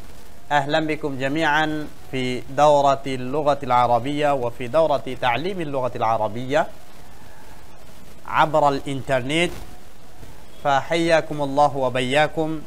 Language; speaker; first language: Arabic; non-native, fluent; Bangla